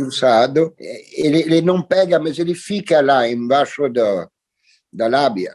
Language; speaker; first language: Portuguese; non-native, fluent; French